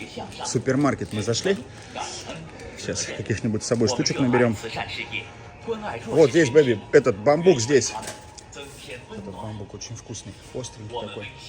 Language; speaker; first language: Russian; native; Russian